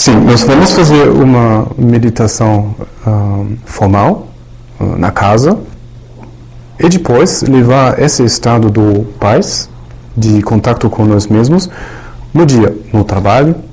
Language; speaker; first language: Portuguese; non-native, learner; German